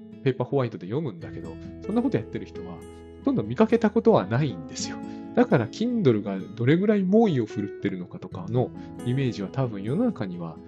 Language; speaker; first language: Japanese; native; Japanese